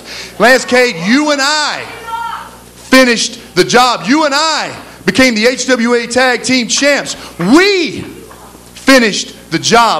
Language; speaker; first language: English; native; English